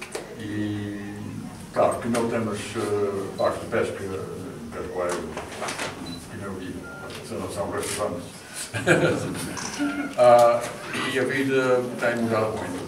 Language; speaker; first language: Portuguese; non-native, learner; English